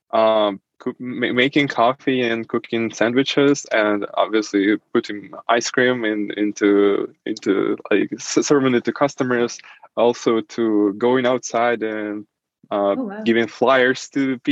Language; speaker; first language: English; non-native, fluent; Russian